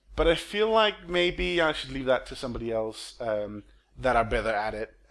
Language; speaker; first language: English; non-native, fluent; Danish